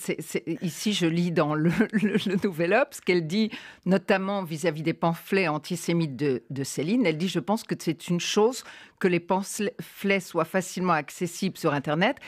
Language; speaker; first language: French; native; French